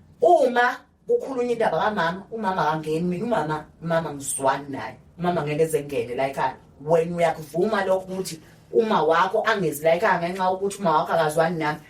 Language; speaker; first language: Zulu; native; Zulu